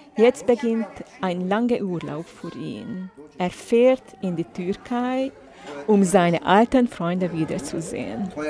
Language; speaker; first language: German; non-native, fluent; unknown